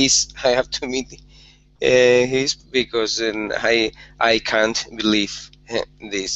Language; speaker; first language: English; non-native, learner; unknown